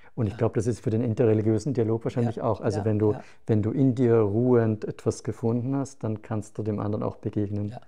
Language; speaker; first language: German; native; German